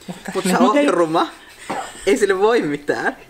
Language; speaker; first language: Finnish; native; Finnish